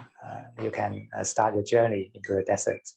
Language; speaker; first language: English; non-native, fluent; Cantonese